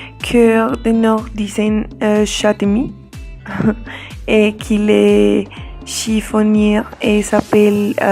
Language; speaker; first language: French; non-native, learner; Spanish